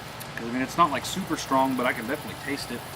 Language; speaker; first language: English; native; English